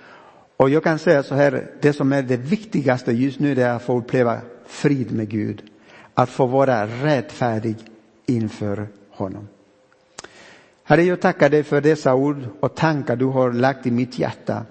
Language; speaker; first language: Swedish; non-native, fluent; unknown